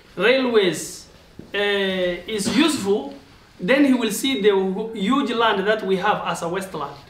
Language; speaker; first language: English; non-native, local second language; Oromo